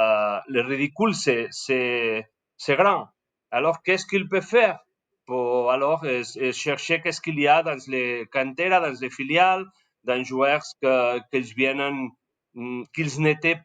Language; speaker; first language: French; non-native, learner; Spanish